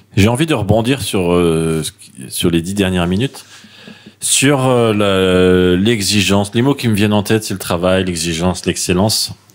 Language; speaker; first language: French; native; French